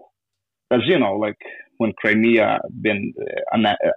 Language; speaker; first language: English; non-native, fluent; Ukrainian